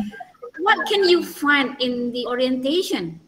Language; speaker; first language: English; non-native, learner; Indonesian